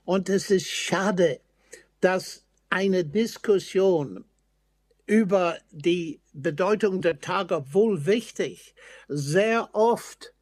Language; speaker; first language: German; non-native, fluent; English